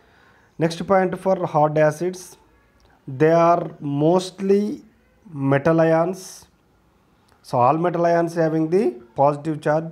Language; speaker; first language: English; non-native, local second language; Telugu